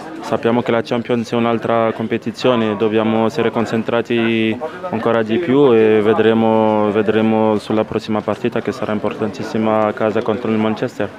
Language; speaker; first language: Italian; non-native, local second language; French